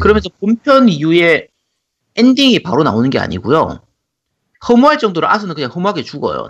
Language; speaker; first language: Korean; native; Korean